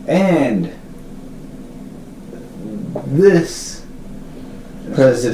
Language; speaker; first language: English; native; English